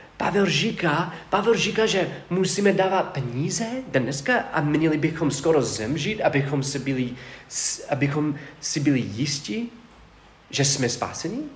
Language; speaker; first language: Czech; non-native, fluent; English